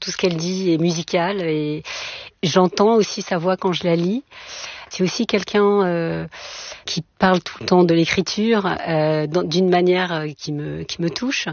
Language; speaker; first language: French; native; French